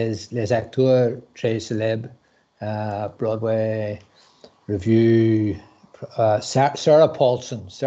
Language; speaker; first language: French; non-native, learner; English